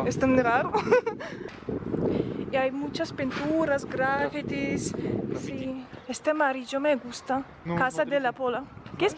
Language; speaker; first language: Spanish; non-native, fluent; Russian